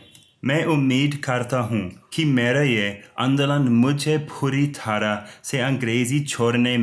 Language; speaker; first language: Hindi; non-native, learner; English